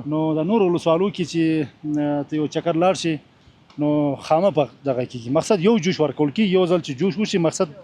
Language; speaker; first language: Pashto; non-native, local second language; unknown